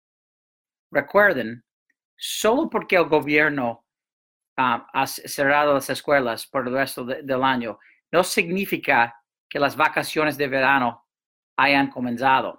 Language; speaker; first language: Spanish; non-native, fluent; English